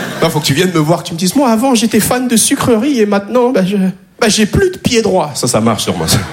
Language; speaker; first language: French; native; French